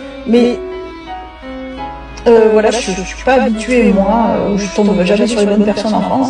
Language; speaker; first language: French; native; French